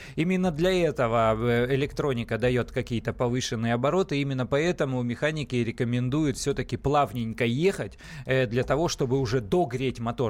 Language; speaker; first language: Russian; native; Russian